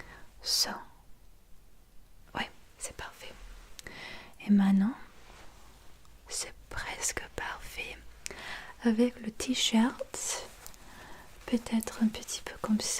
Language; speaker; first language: French; non-native, learner; English